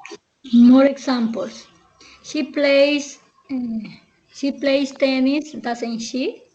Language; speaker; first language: English; non-native, learner; Spanish